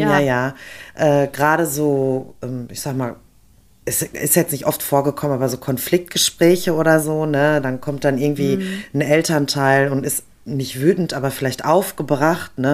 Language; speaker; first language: German; native; German